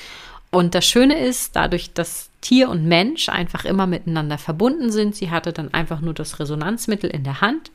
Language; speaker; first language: German; native; German